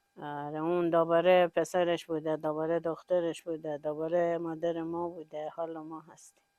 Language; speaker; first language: Persian; native; Persian